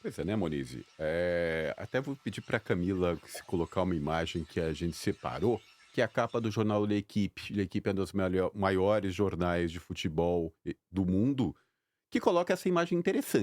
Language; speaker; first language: Portuguese; native; Portuguese